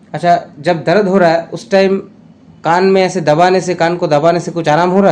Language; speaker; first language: Hindi; non-native, local second language; Bangla